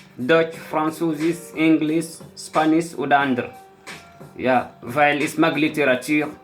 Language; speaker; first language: German; non-native, learner; Fula